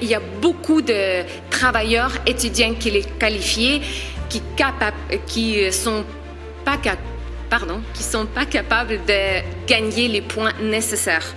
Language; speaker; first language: French; non-native, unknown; Ukrainian